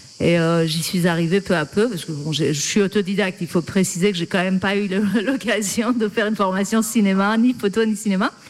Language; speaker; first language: French; non-native, fluent; Persian